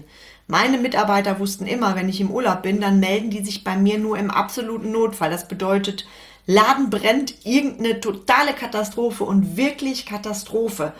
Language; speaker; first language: German; native; German